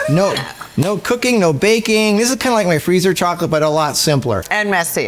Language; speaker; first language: English; native; English